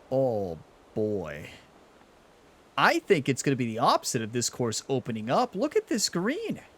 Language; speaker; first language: English; native; English